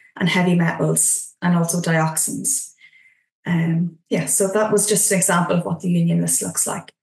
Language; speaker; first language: English; native; English